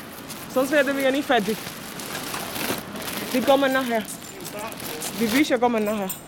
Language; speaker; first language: German; non-native, fluent; Spanish